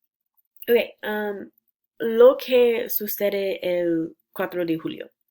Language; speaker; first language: Spanish; non-native, learner; English